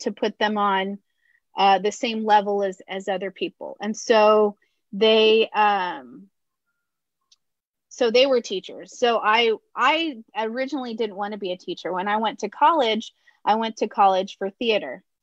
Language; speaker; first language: English; early bilingual, other home language; Spanish